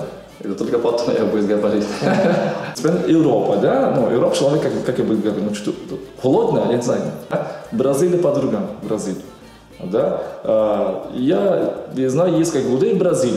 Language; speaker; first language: Russian; non-native, learner; Portuguese